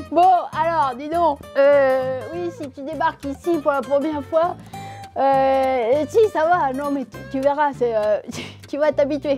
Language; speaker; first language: French; native; French